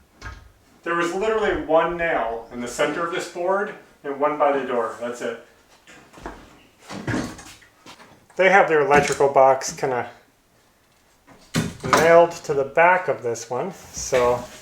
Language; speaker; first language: English; native; English